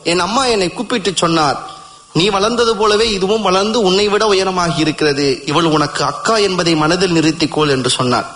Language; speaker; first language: Tamil; native; Tamil